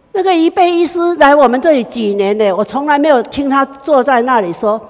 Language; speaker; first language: Chinese; native; Chinese